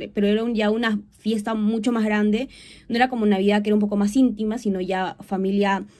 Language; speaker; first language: Spanish; native; Spanish